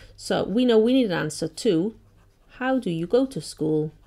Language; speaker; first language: English; native; English